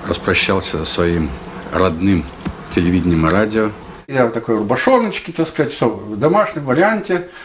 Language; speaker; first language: Russian; native; Russian